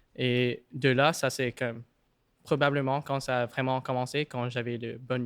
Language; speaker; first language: French; non-native, local second language; English